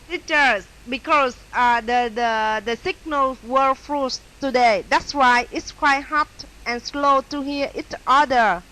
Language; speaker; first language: English; non-native, learner; Vietnamese